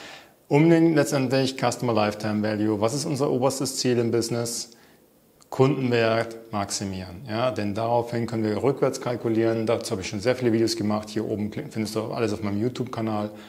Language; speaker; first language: German; native; German